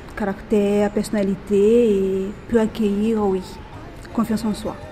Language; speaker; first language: French; non-native, local second language; Malagasy